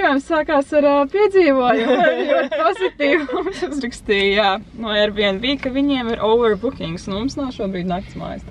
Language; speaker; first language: Latvian; native; Latvian